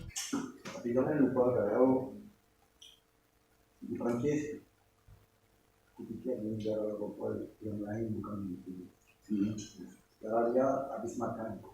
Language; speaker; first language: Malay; non-native, learner; French